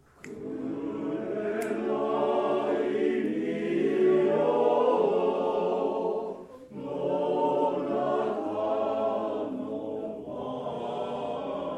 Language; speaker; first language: Japanese; native; Japanese